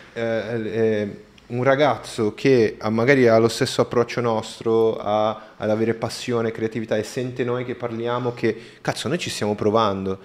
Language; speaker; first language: Italian; native; Italian